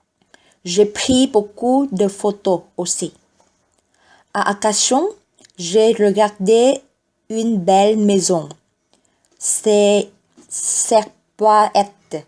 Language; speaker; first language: French; non-native, learner; Vietnamese